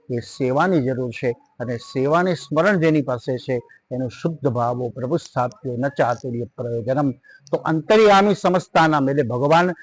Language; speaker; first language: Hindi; non-native, local second language; Gujarati